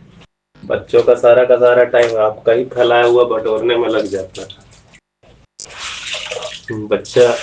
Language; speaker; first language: Hindi; native; Hindi